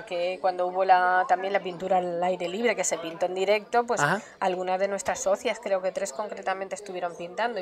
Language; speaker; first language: Spanish; native; Spanish